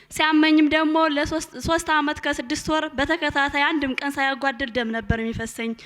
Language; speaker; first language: Amharic; native; Amharic